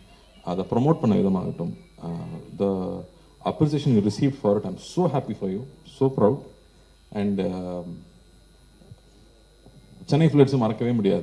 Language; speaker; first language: Tamil; native; Tamil